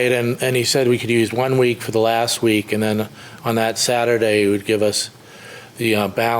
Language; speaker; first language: English; native; English